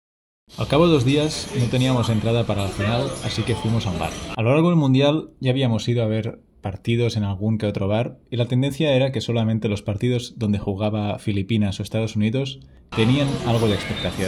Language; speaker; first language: Spanish; native; Spanish